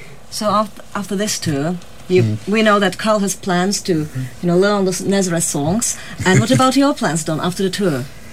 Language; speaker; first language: English; non-native, fluent; Czech